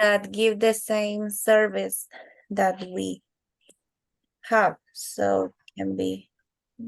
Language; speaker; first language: English; non-native, learner; Spanish